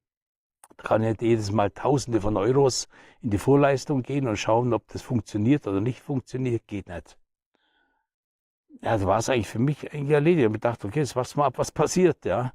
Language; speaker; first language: German; native; German